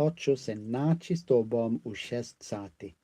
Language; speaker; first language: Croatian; non-native, learner; English